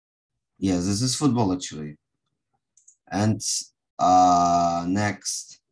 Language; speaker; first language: English; non-native, fluent; Russian